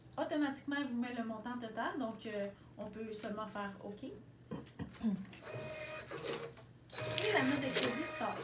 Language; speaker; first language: French; native; French